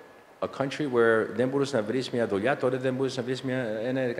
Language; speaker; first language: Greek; early bilingual, heritage; Greek